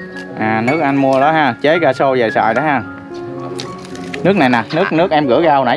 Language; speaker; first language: Vietnamese; native; Vietnamese